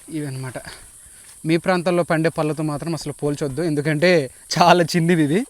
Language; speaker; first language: Telugu; native; Telugu